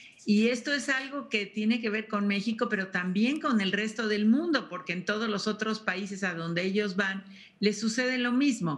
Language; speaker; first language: Spanish; native; Spanish